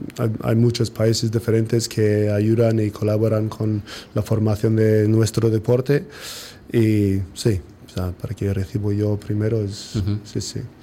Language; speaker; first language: Spanish; non-native, fluent; English